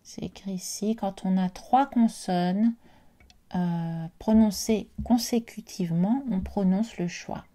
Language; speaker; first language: French; native; French